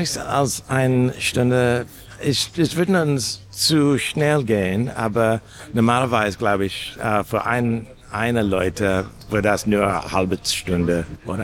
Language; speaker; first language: German; non-native, learner; English